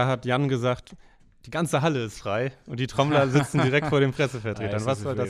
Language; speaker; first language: German; native; German